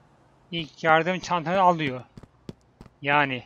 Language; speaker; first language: Turkish; native; Turkish